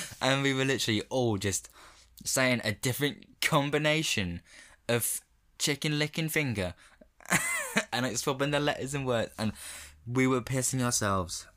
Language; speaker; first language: English; native; English